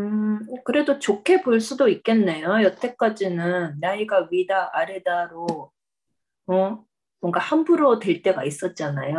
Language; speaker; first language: Korean; early bilingual, heritage; Korean